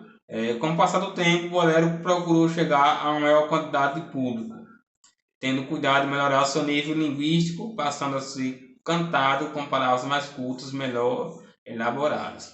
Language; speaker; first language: Portuguese; native; Portuguese